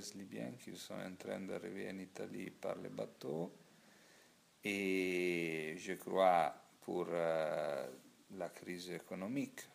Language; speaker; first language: French; non-native, learner; Italian